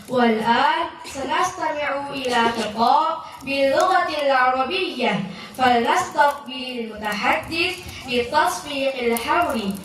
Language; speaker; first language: Arabic; non-native, learner; Indonesian